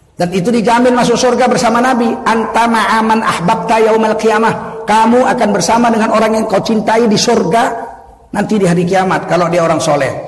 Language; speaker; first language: Indonesian; native; Indonesian